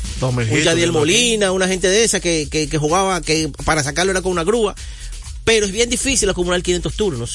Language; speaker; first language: Spanish; native; Spanish